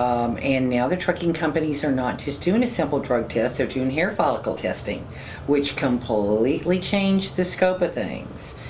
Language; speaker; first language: English; native; English